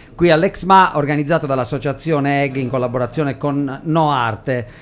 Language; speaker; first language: Italian; native; Italian